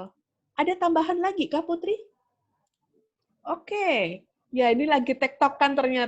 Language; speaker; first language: Indonesian; native; Indonesian